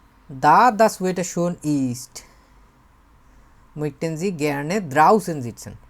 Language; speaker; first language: German; non-native, fluent; Bangla